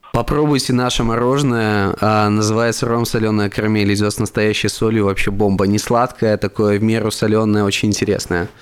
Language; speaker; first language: Russian; native; Russian